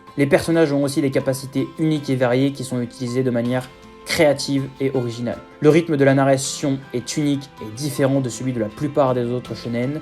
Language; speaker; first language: French; native; French